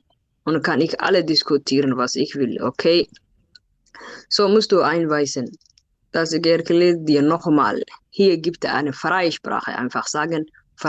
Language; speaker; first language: German; non-native, fluent; Somali